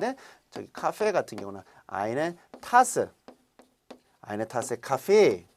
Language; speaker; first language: German; non-native, fluent; Korean